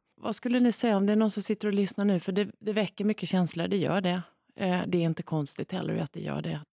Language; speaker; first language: Swedish; native; Swedish